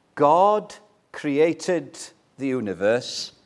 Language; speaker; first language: English; native; English